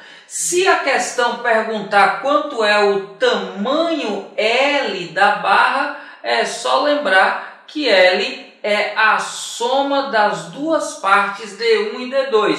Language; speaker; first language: Portuguese; native; Portuguese